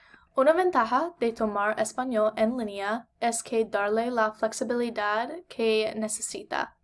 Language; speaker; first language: Spanish; non-native, learner; English